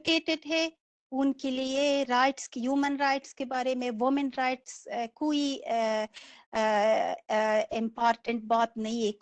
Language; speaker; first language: Hindi; non-native, local second language; Persian